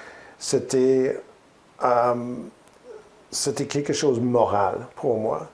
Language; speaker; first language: French; non-native, learner; English